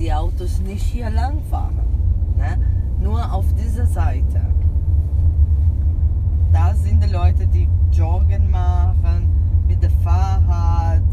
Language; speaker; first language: German; non-native, fluent; Portuguese